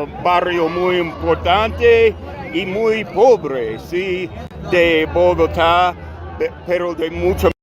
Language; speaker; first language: Spanish; non-native, learner; English